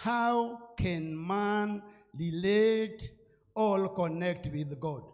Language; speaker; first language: English; non-native, local second language; Swahili